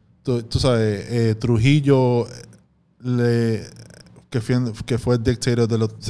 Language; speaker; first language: Spanish; early bilingual, heritage; Spanish